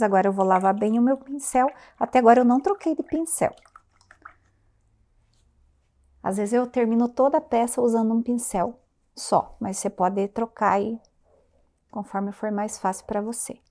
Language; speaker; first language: Portuguese; native; Portuguese